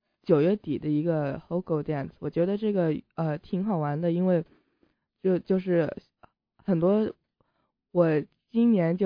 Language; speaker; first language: Chinese; early bilingual, heritage; Chinese